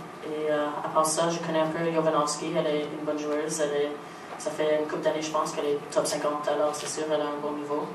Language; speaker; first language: French; non-native, local second language; English